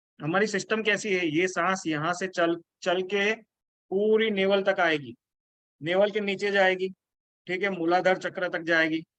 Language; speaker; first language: Hindi; native; Hindi